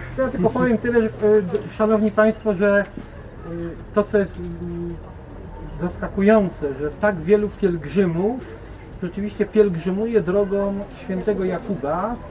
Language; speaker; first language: Polish; native; Polish